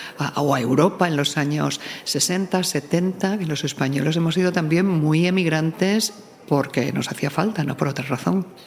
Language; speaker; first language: Spanish; native; Spanish